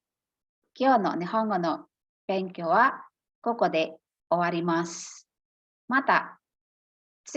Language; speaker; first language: Japanese; non-native, fluent; Indonesian